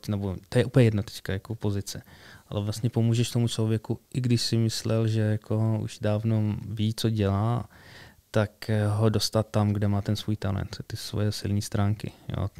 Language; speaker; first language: Czech; early bilingual, other home language; Arabic